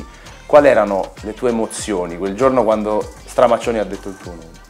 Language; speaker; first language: Italian; native; Italian